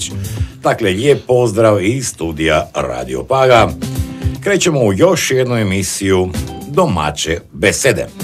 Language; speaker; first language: Croatian; native; Croatian